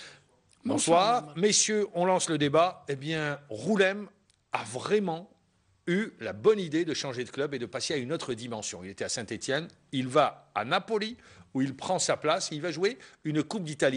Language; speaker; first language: French; non-native, local second language; Arabic